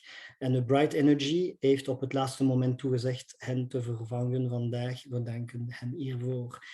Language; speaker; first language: Dutch; non-native, local second language; French